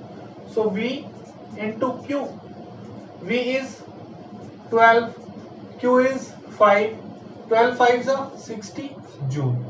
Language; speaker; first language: English; non-native, local second language; Hindi